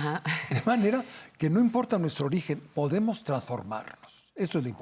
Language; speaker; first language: Spanish; native; Spanish